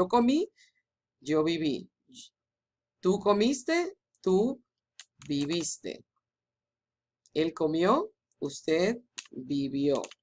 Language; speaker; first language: Spanish; non-native, fluent; English